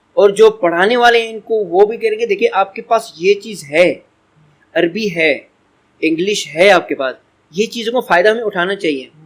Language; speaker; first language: Urdu; early bilingual, heritage; Urdu